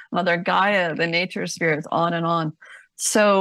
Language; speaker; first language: English; native; English